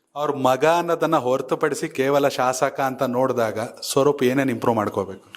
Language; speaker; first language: Kannada; native; Kannada